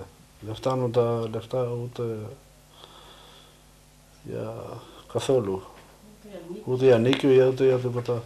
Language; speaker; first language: Greek; non-native, fluent; Albanian